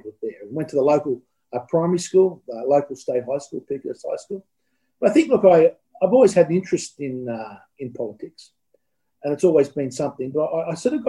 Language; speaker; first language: English; native; English